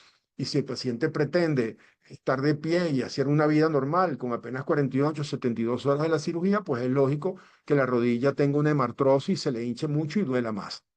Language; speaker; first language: Spanish; native; Spanish